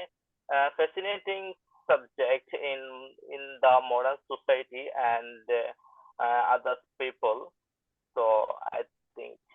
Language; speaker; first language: English; non-native, learner; Bangla